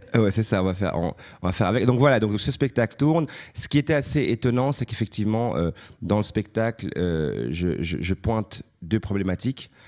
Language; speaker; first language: French; native; French